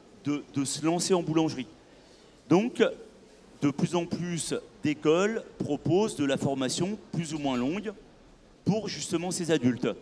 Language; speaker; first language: French; native; French